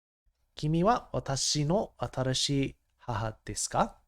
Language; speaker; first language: Japanese; non-native, learner; English